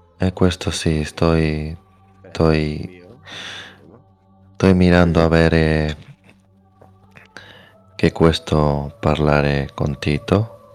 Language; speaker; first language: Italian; non-native, learner; Spanish